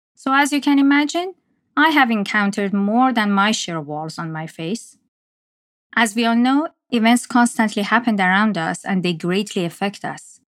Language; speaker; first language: English; non-native, fluent; Persian